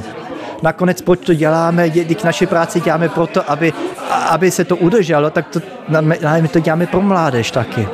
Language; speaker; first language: Czech; early bilingual, heritage; Czech